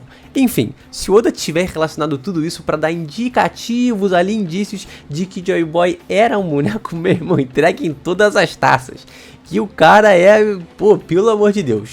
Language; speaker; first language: Portuguese; native; Portuguese